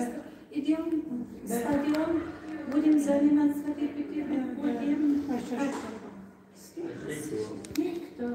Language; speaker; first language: Russian; non-native, learner; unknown